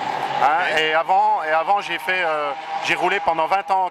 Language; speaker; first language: French; native; French